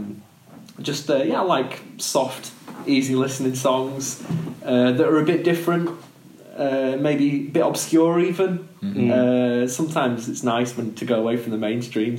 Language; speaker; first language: English; native; English